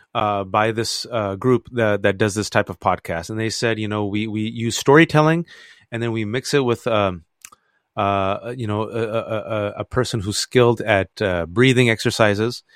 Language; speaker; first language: English; native; English